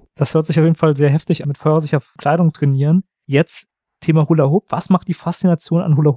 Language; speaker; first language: German; native; German